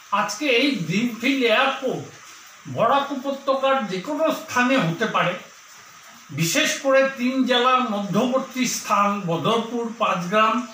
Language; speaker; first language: Bangla; native; Bangla